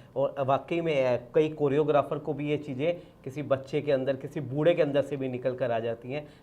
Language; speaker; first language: Hindi; native; Hindi